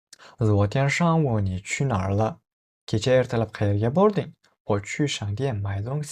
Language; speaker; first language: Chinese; non-native, fluent; Uzbek